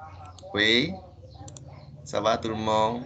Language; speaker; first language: French; non-native, fluent; Khmer